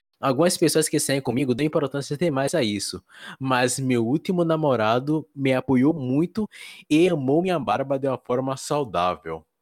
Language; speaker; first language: Portuguese; native; Portuguese